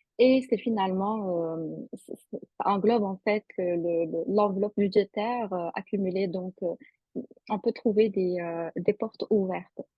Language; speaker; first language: French; non-native, local second language; Arabic